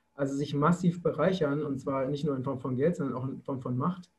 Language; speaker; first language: German; native; German